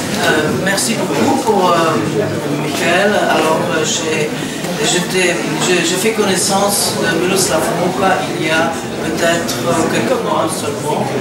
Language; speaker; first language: French; non-native, fluent; Czech